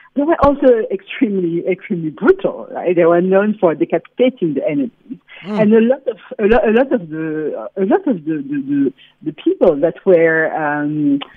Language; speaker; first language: English; non-native, fluent; French